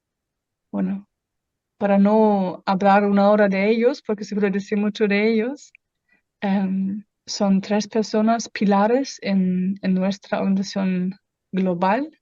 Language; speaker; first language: Spanish; non-native, fluent; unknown